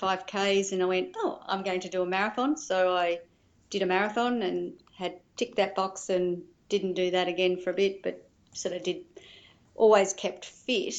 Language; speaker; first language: English; native; English